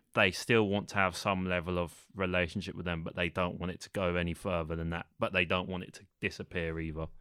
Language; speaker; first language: English; native; English